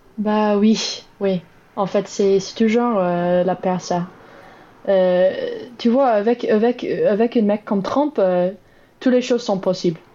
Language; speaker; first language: French; non-native, learner; English